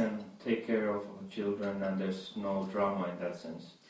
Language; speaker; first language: English; non-native, fluent; Finnish